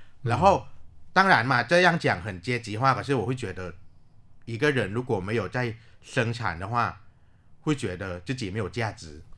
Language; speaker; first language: Chinese; non-native, fluent; Thai